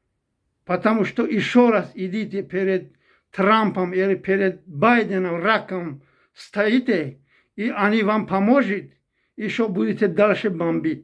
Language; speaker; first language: Russian; non-native, fluent; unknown